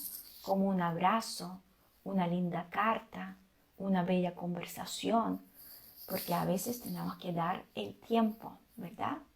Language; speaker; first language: Spanish; non-native, fluent; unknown